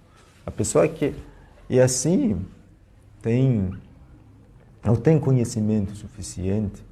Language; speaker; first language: Portuguese; non-native, fluent; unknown